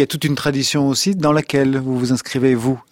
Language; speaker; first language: French; native; French